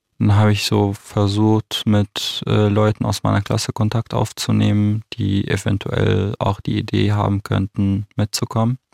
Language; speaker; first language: German; non-native, fluent; Arabic